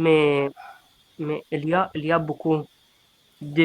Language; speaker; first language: French; non-native, learner; Arabic